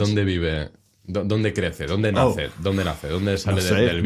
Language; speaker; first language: Spanish; native; Spanish